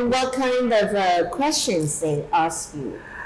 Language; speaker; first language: English; non-native, fluent; Chinese